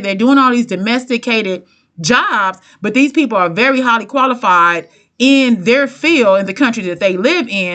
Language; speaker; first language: English; native; English